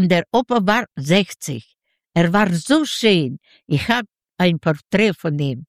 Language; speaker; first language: German; non-native, learner; Yiddish